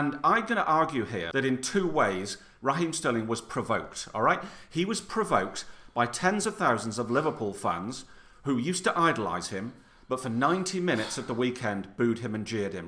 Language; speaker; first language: English; native; English